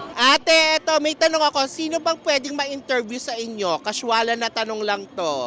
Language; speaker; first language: Filipino; native; Filipino